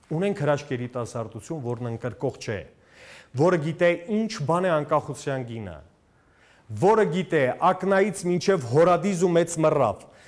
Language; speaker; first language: Armenian; native; Armenian